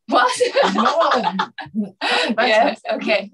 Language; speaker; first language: English; non-native, learner; Korean